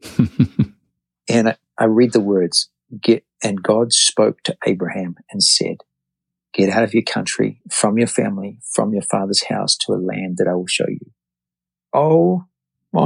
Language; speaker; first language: English; native; English